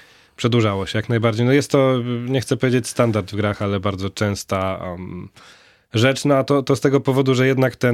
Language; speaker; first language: Polish; native; Polish